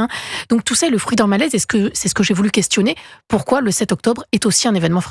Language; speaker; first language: French; native; French